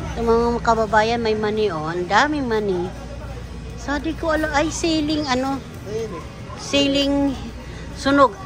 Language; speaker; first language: Filipino; non-native, local second language; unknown